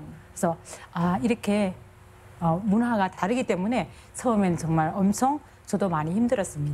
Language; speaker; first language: Korean; non-native, fluent; Chinese